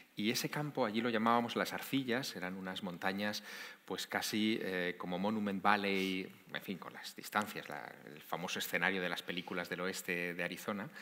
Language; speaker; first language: Spanish; native; Spanish